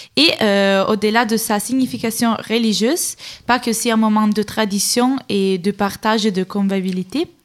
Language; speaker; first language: French; non-native, fluent; Italian